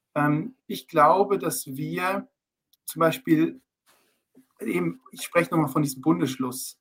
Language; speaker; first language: German; early bilingual, heritage; German